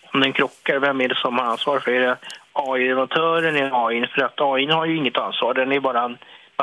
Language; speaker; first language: Swedish; native; Swedish